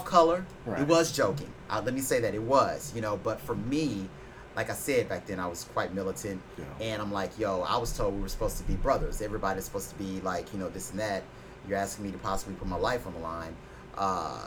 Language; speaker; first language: English; native; English